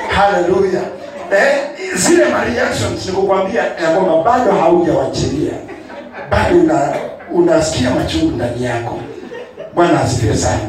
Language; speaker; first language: Swahili; non-native, local second language; Kikuyu